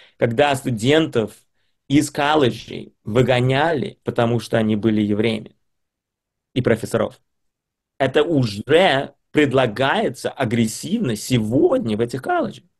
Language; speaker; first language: Russian; early bilingual, heritage; Russian